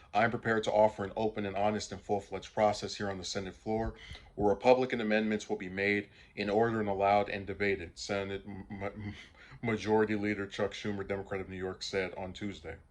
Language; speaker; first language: English; native; English